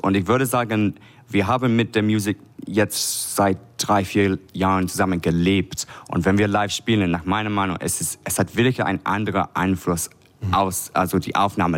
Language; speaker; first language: German; non-native, fluent; English